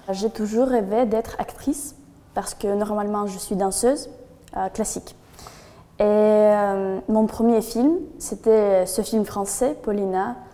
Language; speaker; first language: French; non-native, learner; Russian